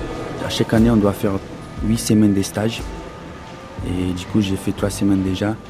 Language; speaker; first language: French; non-native, fluent; Portuguese